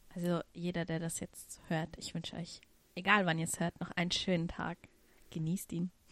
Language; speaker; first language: German; early bilingual, other home language; Russian